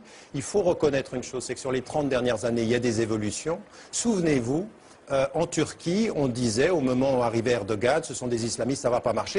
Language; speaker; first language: French; early bilingual, heritage; French